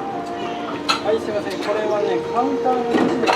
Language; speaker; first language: Japanese; native; Japanese